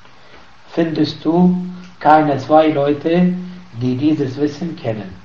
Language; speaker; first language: German; non-native, fluent; Arabic